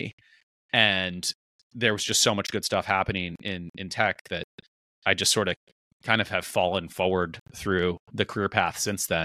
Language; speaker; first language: English; native; English